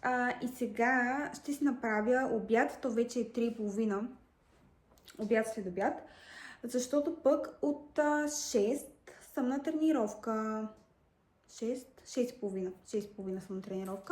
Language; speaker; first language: Bulgarian; native; Bulgarian